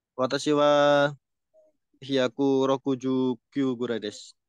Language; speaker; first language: Japanese; non-native, fluent; Indonesian